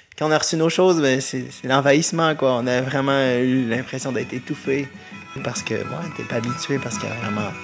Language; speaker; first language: French; native; French